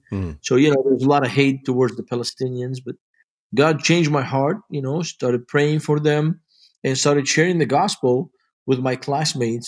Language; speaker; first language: English; non-native, fluent; Arabic